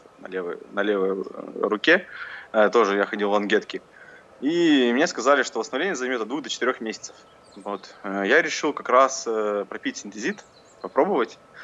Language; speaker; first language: Russian; native; Russian